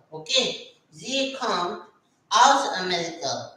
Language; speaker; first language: German; non-native, learner; Hindi